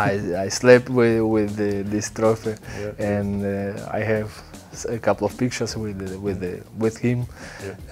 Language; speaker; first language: English; non-native, learner; Belarusian